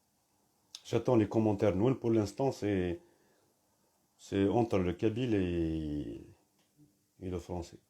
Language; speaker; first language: French; non-native, local second language; Kabyle